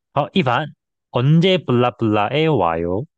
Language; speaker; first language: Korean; non-native, fluent; Chinese